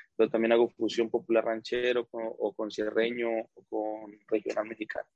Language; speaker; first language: Spanish; native; Spanish